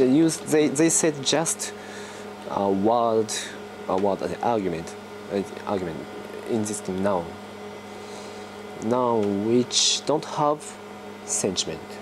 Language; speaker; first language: English; non-native, learner; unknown